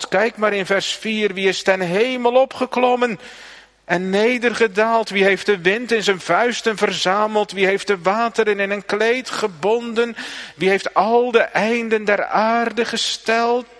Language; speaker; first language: Dutch; native; Dutch